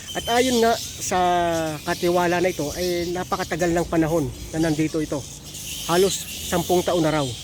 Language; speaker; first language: Filipino; native; Filipino